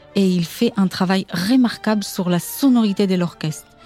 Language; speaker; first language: French; non-native, fluent; Portuguese